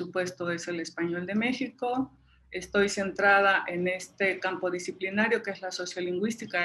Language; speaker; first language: Spanish; native; Spanish